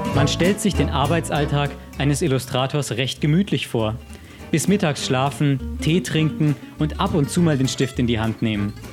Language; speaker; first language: German; native; German